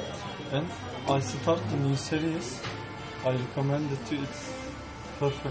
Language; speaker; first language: English; non-native, learner; Turkish